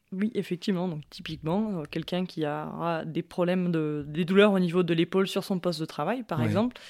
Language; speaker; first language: French; native; French